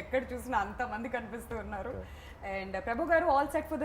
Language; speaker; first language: Telugu; native; Telugu